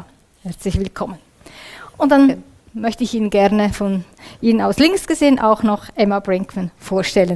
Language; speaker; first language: German; native; German